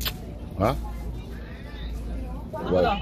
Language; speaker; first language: Filipino; non-native, fluent; Korean